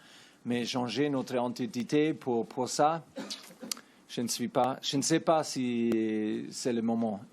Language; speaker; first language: French; non-native, learner; German